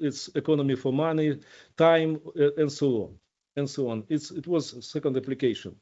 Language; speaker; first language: English; non-native, learner; Ukrainian